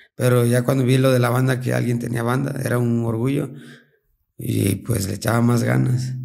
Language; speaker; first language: Spanish; native; Spanish